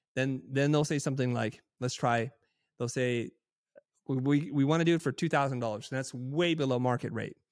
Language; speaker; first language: English; native; English